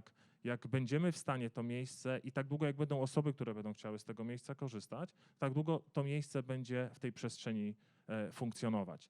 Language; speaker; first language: Polish; native; Polish